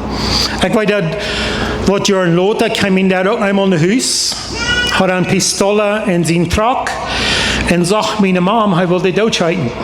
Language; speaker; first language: German; non-native, learner; Plautdietsch